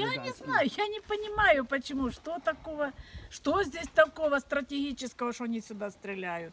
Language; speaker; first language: Russian; native; Russian